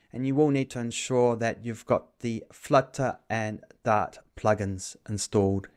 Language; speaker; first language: English; native; English